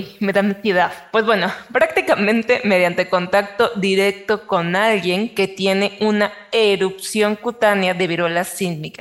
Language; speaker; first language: Spanish; native; Spanish